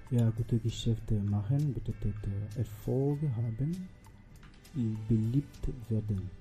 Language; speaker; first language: German; non-native, learner; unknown